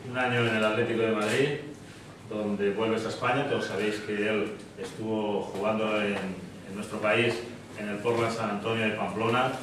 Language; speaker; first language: Spanish; native; Spanish